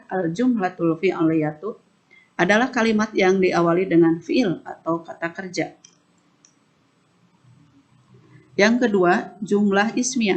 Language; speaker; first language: Indonesian; native; Indonesian